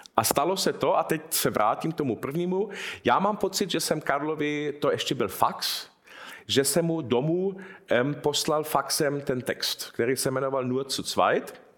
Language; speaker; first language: Czech; early bilingual, heritage; Czech